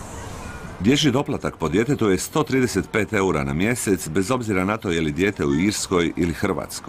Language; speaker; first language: Croatian; native; Croatian